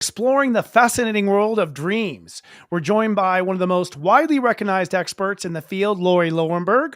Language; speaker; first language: English; native; English